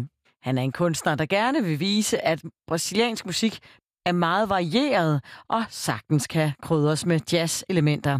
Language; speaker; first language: Danish; native; Danish